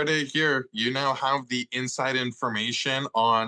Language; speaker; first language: English; native; English